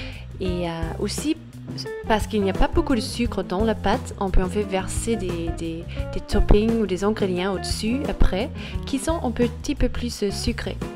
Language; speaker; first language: French; non-native, fluent; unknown